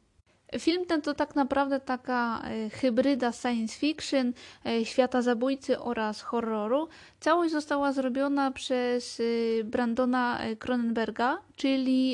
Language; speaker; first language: Polish; native; Polish